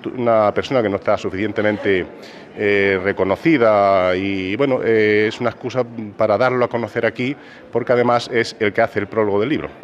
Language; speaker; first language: Spanish; native; Spanish